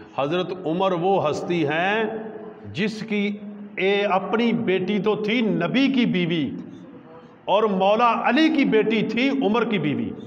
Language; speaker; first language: Urdu; non-native, local second language; Punjabi